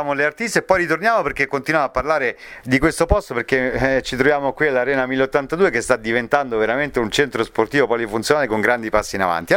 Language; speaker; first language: Italian; native; Italian